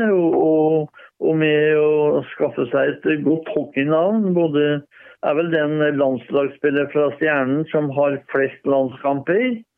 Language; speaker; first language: Norwegian; native; Norwegian